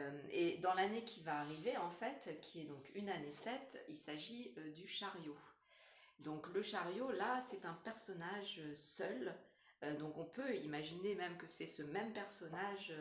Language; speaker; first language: French; native; French